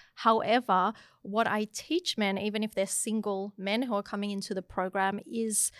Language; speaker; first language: English; native; English